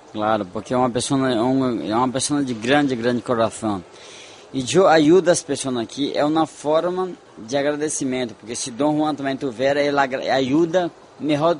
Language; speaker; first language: Spanish; non-native, fluent; Portuguese